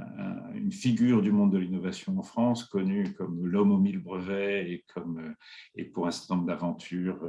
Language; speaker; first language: French; native; French